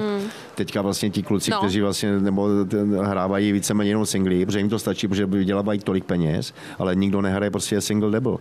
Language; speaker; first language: Czech; native; Czech